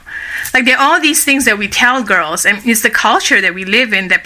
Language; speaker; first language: English; native; English